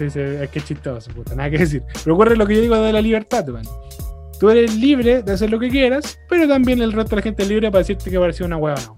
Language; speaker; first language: Spanish; native; Spanish